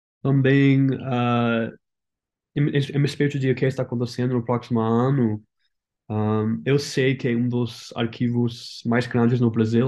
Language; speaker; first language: Portuguese; non-native, learner; English